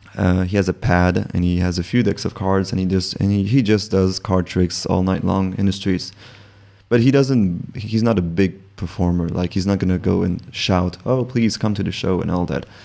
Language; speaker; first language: English; non-native, fluent; French